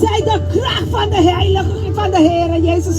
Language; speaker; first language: Dutch; non-native, local second language; Papiamento